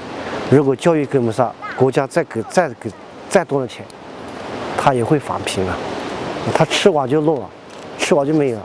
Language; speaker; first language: Chinese; native; Chinese